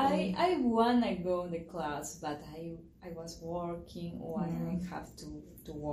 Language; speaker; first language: English; non-native, learner; Spanish